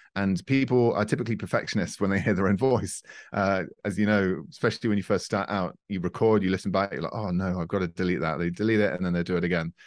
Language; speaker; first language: English; native; English